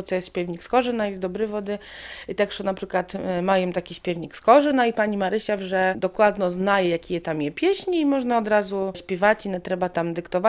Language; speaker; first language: Polish; non-native, local second language; Ukrainian